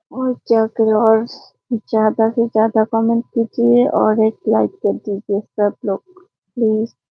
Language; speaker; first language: Hindi; non-native, local second language; Assamese